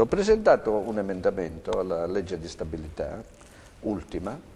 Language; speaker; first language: Italian; native; Italian